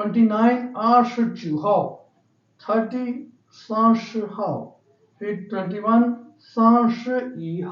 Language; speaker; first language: Chinese; non-native, learner; Urdu